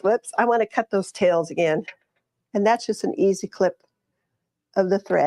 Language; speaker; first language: English; native; English